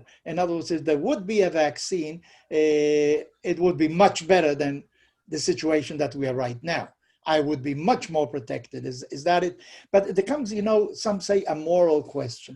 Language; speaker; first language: English; non-native, fluent; Spanish